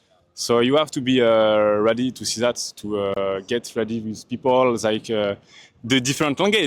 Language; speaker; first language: English; non-native, learner; French